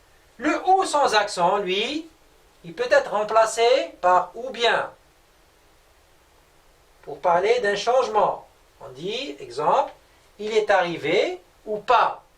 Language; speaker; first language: French; non-native, local second language; Arabic